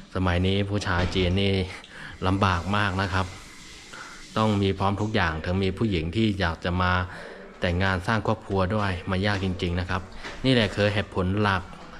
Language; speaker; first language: Thai; non-native, fluent; Chinese